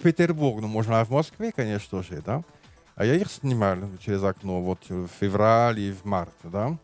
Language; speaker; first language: Russian; non-native, learner; French